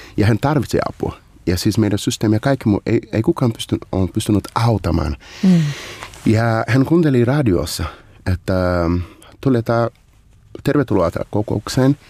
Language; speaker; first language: Finnish; non-native, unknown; Portuguese